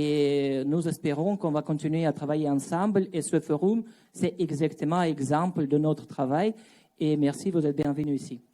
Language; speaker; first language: French; non-native, fluent; Russian